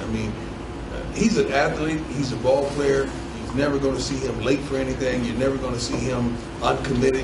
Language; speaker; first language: English; native; English